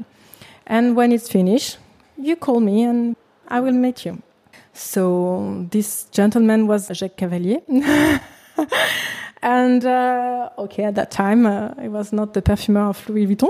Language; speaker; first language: English; non-native, fluent; French